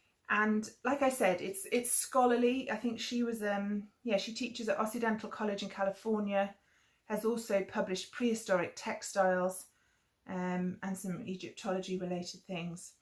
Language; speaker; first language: English; native; English